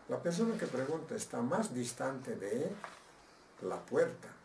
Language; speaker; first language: Spanish; non-native, local second language; Aymara